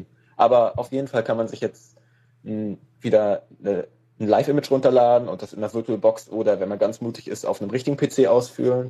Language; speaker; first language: German; native; German